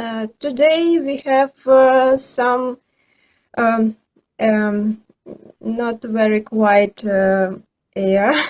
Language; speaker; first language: English; non-native, learner; Ukrainian